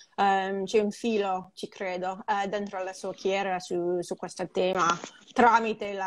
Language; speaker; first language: Italian; non-native, fluent; English